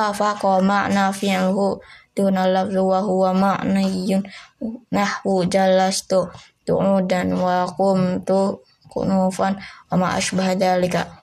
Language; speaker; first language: Arabic; non-native, learner; Indonesian